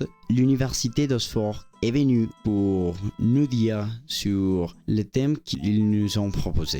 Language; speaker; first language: French; non-native, learner; Spanish